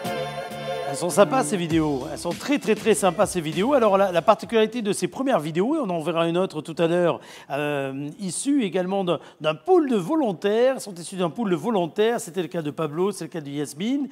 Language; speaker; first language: French; native; French